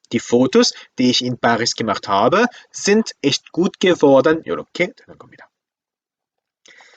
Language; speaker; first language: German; non-native, fluent; Korean